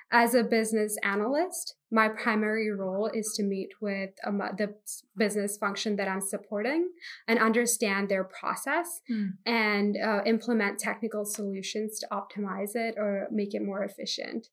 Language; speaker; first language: English; non-native, local second language; Hindi